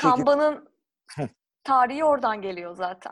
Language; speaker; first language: Turkish; native; Turkish